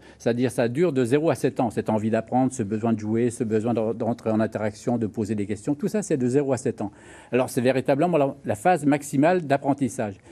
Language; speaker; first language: French; native; French